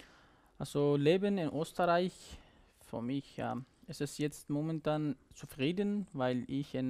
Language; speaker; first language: German; non-native, learner; Persian